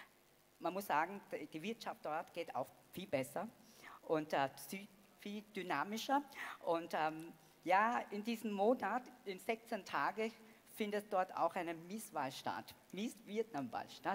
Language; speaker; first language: German; non-native, fluent; Vietnamese